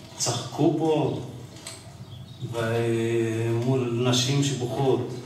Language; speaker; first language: Hebrew; non-native, local second language; Arabic